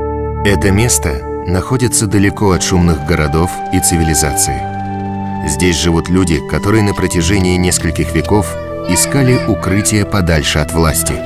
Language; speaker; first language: Russian; native; Russian